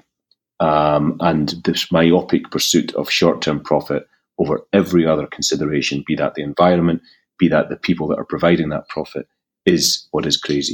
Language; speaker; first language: English; native; English